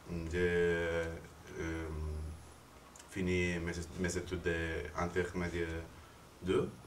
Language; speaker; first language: French; non-native, fluent; Spanish